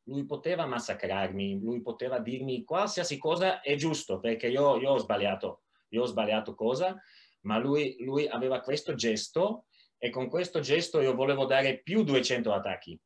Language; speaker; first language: Italian; non-native, learner; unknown